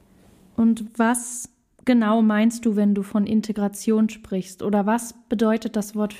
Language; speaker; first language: German; native; German